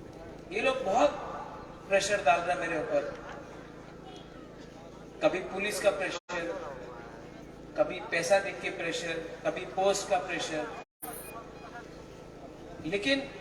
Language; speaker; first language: Hindi; non-native, local second language; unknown